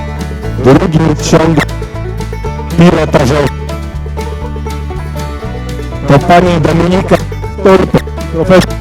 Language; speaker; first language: Polish; native; Polish